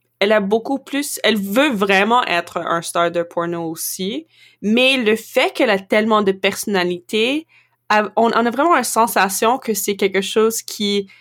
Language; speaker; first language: French; non-native, local second language; English